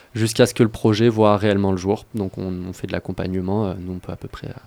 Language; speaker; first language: French; native; French